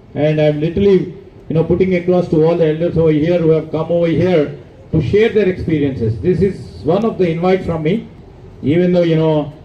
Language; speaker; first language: English; non-native, local second language; Telugu